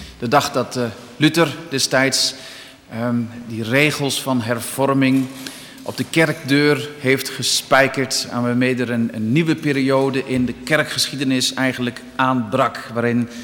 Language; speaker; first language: Dutch; native; Dutch